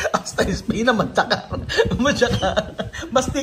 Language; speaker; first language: Spanish; non-native, learner; Filipino